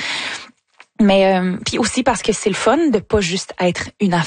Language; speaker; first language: French; native; French